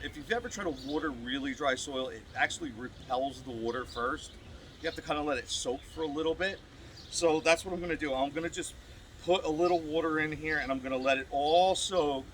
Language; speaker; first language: English; native; English